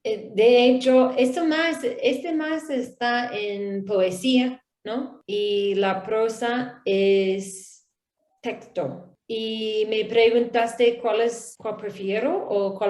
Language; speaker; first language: Spanish; non-native, learner; English